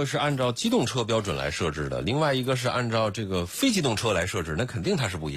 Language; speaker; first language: Chinese; native; Chinese